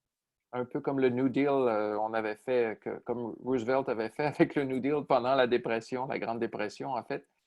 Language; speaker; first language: French; native; French